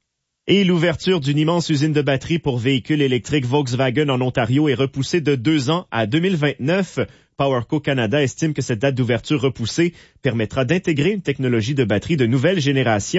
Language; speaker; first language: French; native; French